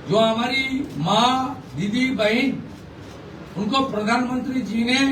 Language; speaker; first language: Hindi; non-native, local second language; Bangla